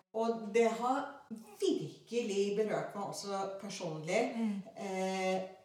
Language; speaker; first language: Norwegian; early bilingual, other home language; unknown